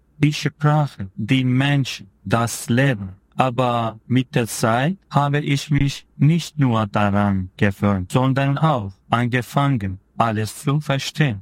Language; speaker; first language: German; non-native, fluent; Turkish